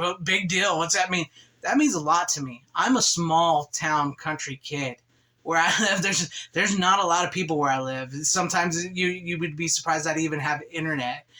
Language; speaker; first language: English; native; English